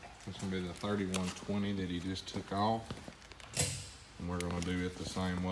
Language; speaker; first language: English; native; English